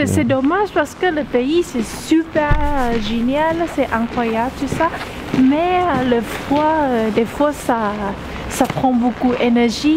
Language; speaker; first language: French; non-native, learner; Thai